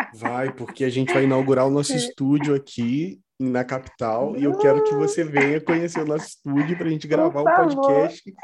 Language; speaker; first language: Portuguese; native; Portuguese